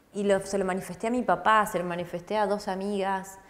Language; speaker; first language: Spanish; native; Spanish